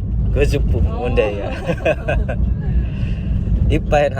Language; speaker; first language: Japanese; non-native, learner; Indonesian